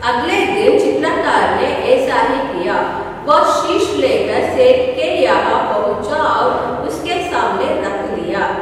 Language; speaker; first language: Hindi; non-native, local second language; Kannada